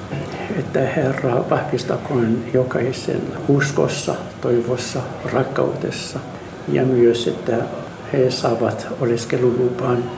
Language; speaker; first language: Finnish; non-native, fluent; Arabic